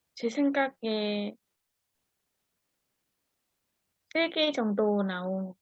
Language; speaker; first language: Korean; non-native, learner; Vietnamese